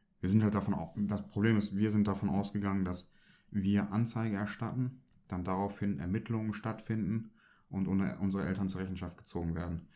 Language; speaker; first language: German; early bilingual, other home language; Turkish